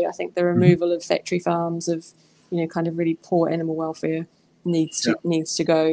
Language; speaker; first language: English; native; English